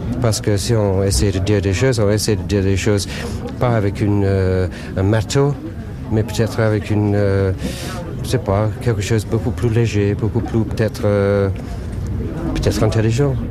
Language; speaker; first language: French; non-native, learner; English